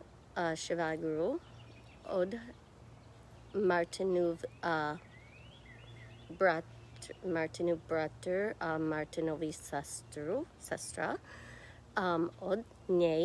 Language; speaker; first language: Czech; non-native, learner; English